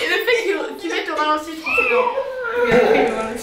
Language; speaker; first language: French; native; French